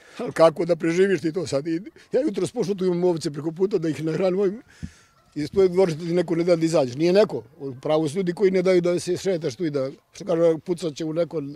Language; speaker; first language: Serbian; native; Serbian